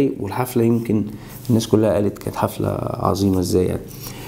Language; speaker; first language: Arabic; native; Arabic